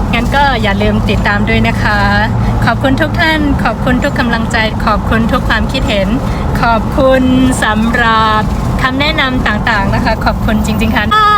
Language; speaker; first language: Thai; non-native, local second language; Shan